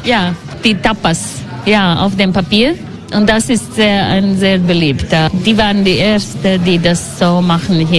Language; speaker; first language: German; non-native, learner; Latvian